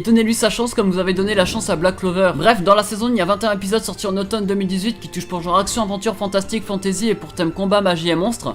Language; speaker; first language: French; native; French